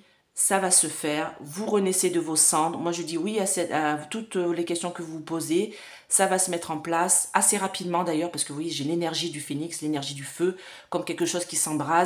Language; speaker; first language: French; native; French